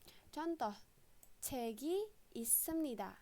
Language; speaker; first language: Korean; non-native, fluent; Indonesian